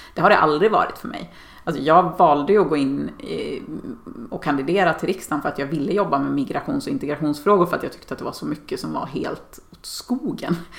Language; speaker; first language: Swedish; native; Swedish